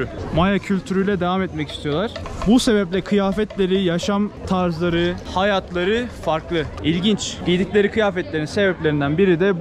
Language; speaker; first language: Turkish; native; Turkish